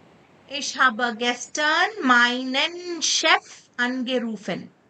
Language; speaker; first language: German; non-native, fluent; Kannada